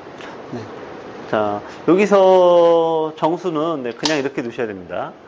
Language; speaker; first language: Korean; native; Korean